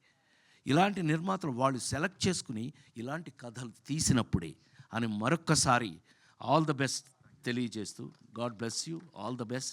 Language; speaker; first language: Telugu; native; Telugu